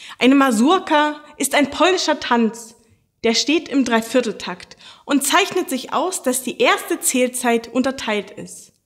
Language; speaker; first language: German; native; German